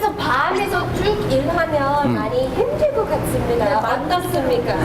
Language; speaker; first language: Korean; non-native, learner; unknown